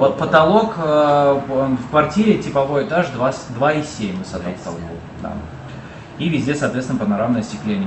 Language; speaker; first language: Russian; native; Russian